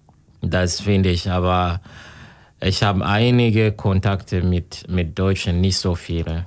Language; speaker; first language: German; non-native, learner; Kinyarwanda